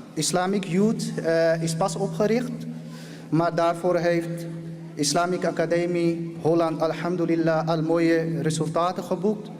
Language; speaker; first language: Dutch; early bilingual, other home language; Urdu